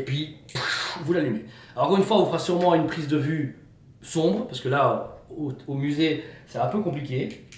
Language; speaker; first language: French; native; French